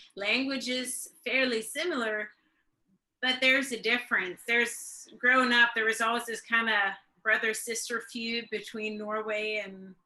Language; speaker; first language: English; early bilingual, other home language; Swedish